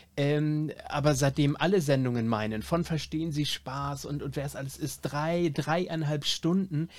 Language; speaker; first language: German; native; German